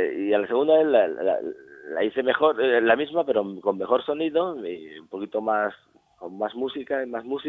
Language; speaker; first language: Spanish; native; Spanish